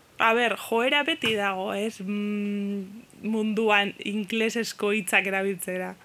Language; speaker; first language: Basque; non-native, fluent; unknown